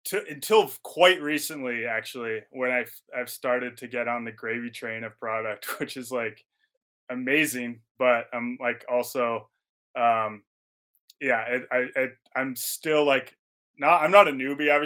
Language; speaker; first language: English; native; English